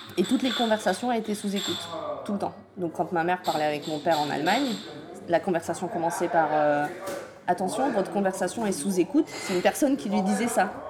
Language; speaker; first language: French; early bilingual, other home language; Polish